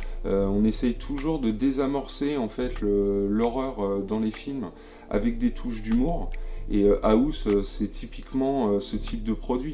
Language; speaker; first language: French; native; French